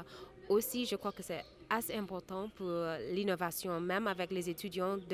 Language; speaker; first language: French; non-native, fluent; English